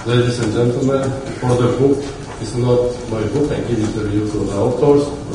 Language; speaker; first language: English; non-native, fluent; Albanian